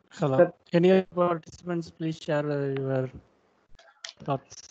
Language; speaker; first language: English; non-native, local second language; Tamil